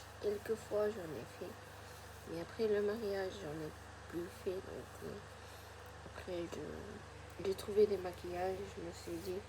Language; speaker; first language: French; non-native, fluent; Japanese